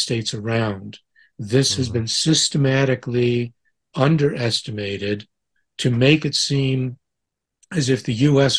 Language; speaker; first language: English; native; English